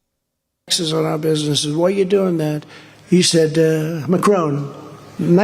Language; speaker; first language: English; native; English